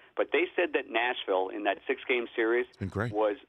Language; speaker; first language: English; native; English